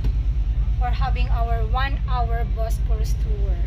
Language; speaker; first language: English; non-native, local second language; Filipino